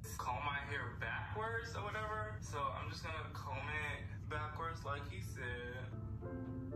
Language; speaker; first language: English; native; English